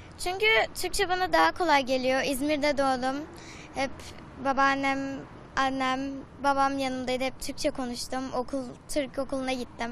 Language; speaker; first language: Turkish; early bilingual, heritage; Turkish